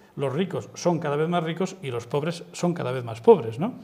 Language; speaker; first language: Spanish; native; Spanish